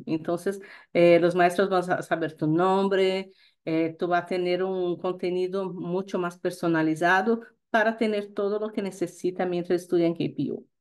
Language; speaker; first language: Spanish; non-native, fluent; Portuguese